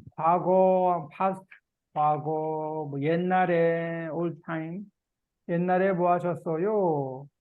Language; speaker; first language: Korean; native; Korean